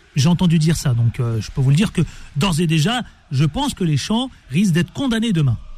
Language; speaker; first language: French; native; French